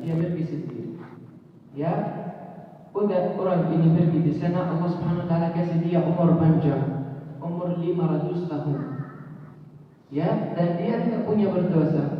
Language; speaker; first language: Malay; non-native, learner; Arabic